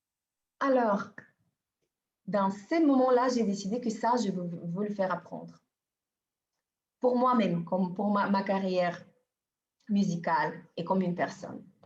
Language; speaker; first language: French; non-native, fluent; Bulgarian